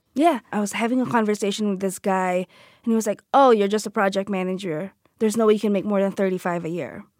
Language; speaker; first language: English; non-native, local second language; Filipino